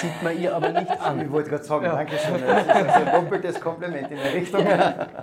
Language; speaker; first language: German; native; German